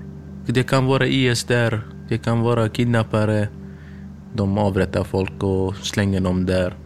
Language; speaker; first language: Swedish; early bilingual, other home language; Kurdish